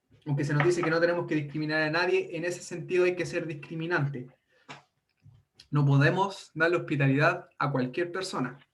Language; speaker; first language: Spanish; native; Spanish